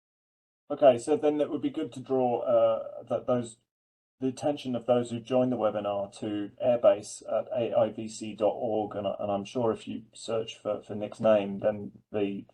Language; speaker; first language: English; native; English